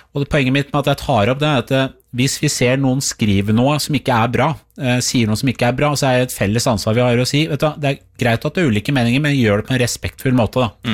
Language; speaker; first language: Norwegian; early bilingual, other home language; Persian